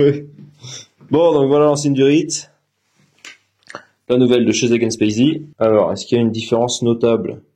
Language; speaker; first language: French; native; French